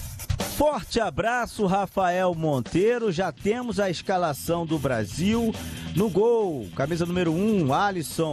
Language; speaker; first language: Portuguese; native; Portuguese